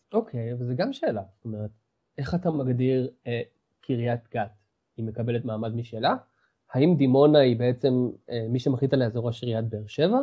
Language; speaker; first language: Hebrew; native; Hebrew